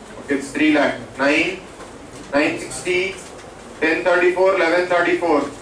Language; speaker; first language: English; non-native, local second language; Telugu